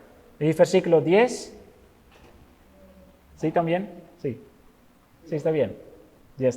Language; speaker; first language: Spanish; non-native, fluent; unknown